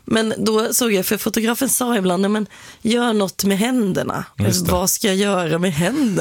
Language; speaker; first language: Swedish; native; Swedish